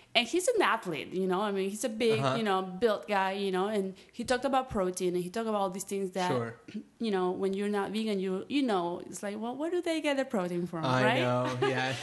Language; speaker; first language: English; non-native, fluent; Spanish